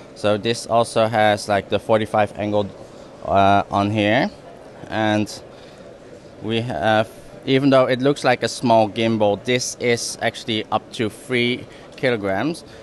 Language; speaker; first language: English; non-native, fluent; Dutch